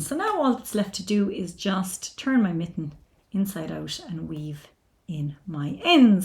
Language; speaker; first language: English; native; English